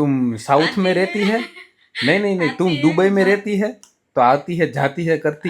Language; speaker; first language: Hindi; non-native, local second language; Gujarati